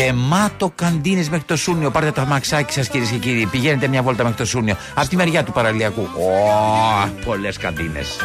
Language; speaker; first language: Greek; native; Greek